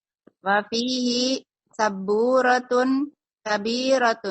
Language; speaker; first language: Arabic; non-native, learner; Indonesian